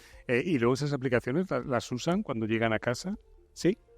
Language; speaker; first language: Spanish; native; Spanish